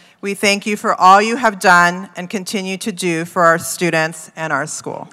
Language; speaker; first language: English; early bilingual, other home language; Spanish